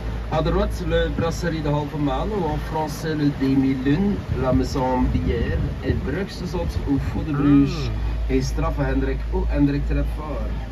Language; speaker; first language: French; non-native, fluent; Dutch